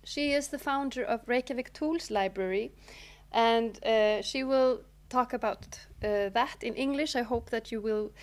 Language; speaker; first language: English; non-native, fluent; Icelandic